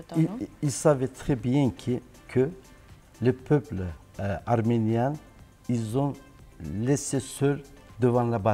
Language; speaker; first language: French; non-native, learner; Turkish